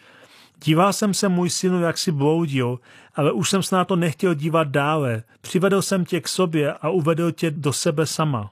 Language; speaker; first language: Czech; native; Czech